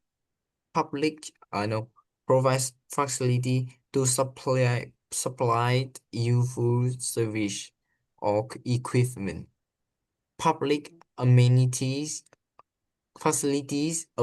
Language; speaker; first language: English; non-native, learner; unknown